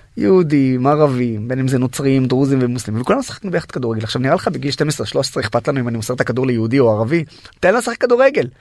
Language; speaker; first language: Hebrew; non-native, local second language; Arabic